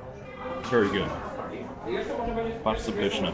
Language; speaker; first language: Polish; non-native, learner; Norwegian